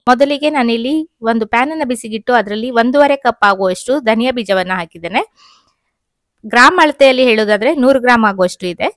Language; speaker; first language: Kannada; native; Kannada